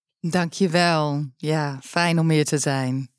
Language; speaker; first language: Dutch; non-native, fluent; English